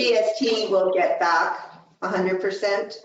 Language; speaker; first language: English; native; English